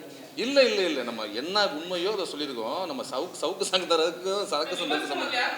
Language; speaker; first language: Tamil; native; Tamil